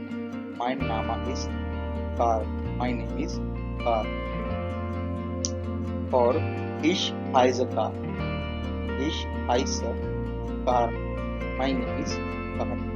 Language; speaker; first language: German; non-native, learner; Hindi